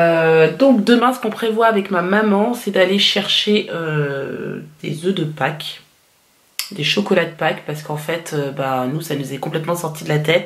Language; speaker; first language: French; native; French